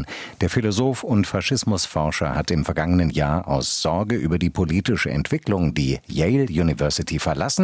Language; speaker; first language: German; native; German